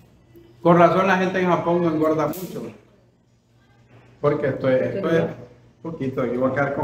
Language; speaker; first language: Spanish; native; Spanish